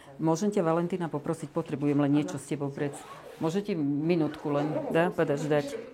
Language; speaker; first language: Slovak; native; Slovak